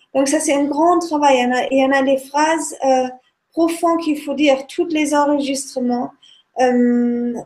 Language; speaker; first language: French; non-native, fluent; German